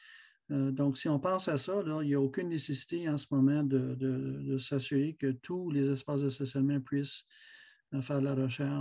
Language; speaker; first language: French; native; French